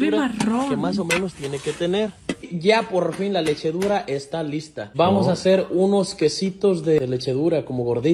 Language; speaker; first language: Spanish; native; Spanish